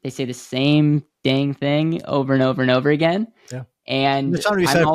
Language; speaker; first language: English; native; English